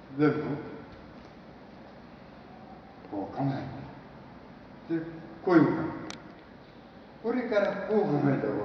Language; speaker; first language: Japanese; native; Japanese